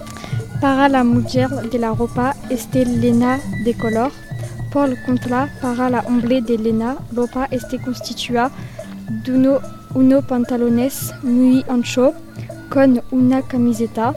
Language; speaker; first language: Spanish; non-native, learner; French